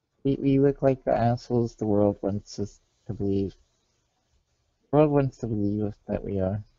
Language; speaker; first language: English; native; English